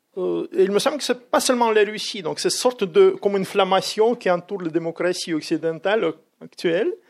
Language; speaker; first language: French; non-native, fluent; Russian